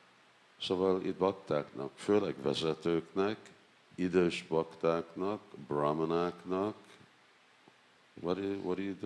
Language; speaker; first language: Hungarian; non-native, learner; English